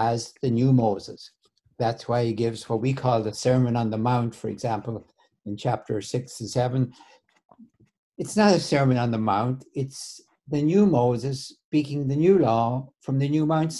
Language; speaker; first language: English; native; English